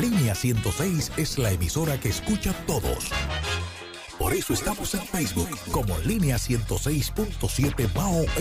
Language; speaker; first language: Spanish; native; Spanish